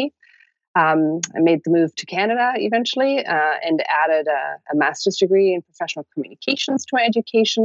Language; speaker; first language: English; non-native, fluent; German